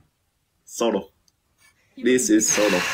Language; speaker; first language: English; non-native, learner; Nepali